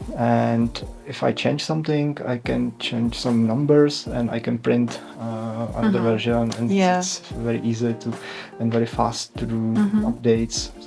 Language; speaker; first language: English; non-native, learner; Czech